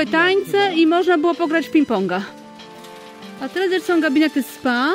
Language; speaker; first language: Polish; native; Polish